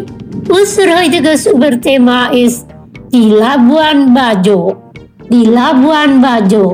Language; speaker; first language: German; non-native, fluent; Indonesian